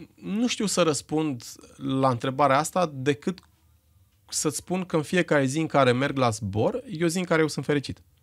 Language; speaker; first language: Romanian; native; Romanian